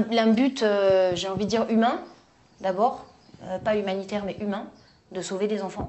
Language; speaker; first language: French; native; French